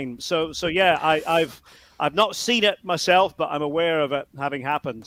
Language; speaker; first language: English; native; English